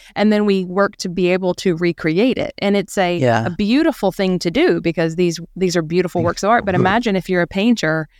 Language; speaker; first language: English; native; English